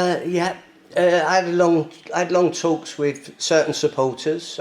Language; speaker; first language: English; native; English